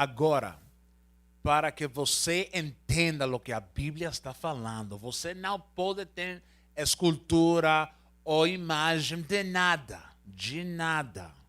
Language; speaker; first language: Portuguese; non-native, learner; Spanish